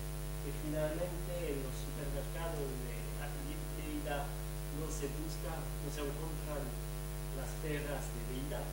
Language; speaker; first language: Spanish; non-native, fluent; French